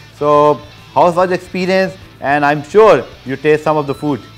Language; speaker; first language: English; non-native, local second language; Urdu